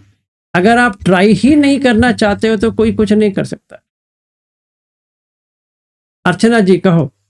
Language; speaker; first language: Hindi; native; Hindi